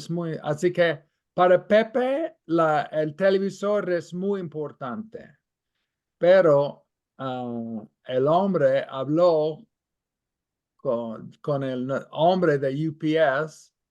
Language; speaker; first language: Spanish; non-native, fluent; English